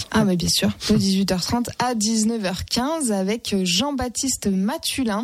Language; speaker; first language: French; native; French